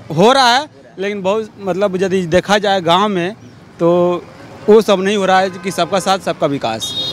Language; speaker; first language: Hindi; native; Hindi